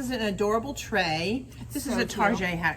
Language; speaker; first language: English; native; English